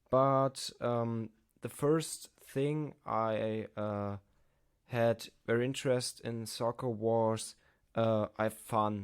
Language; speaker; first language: English; non-native, learner; German